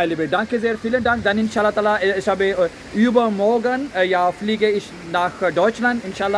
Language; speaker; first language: German; non-native, learner; Urdu